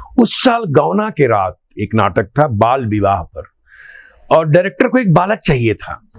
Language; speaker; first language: Hindi; non-native, local second language; Bhojpuri